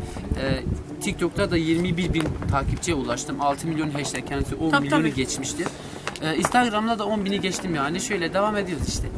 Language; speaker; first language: Turkish; non-native, local second language; Kurdish